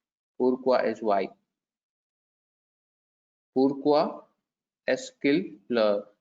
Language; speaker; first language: French; non-native, learner; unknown